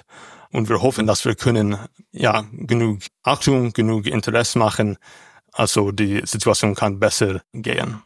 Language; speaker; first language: German; non-native, learner; English